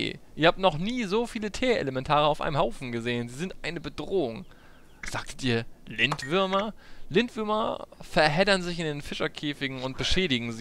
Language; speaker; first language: German; native; German